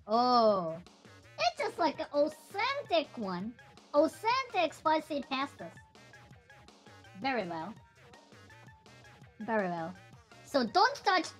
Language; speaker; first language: English; non-native, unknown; Japanese